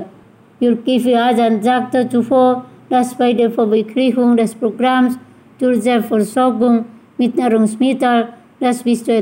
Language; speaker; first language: German; non-native, fluent; Indonesian